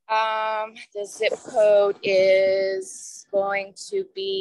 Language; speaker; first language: English; native; English